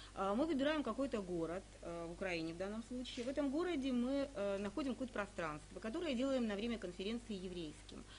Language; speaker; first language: Russian; native; Russian